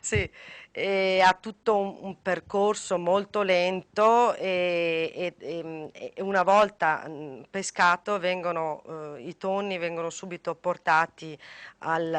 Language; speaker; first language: Italian; native; Italian